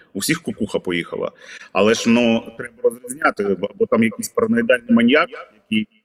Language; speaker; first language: Ukrainian; native; Ukrainian